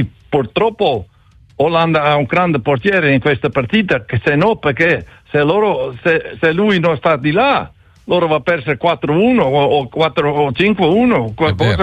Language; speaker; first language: Italian; non-native, learner; Dutch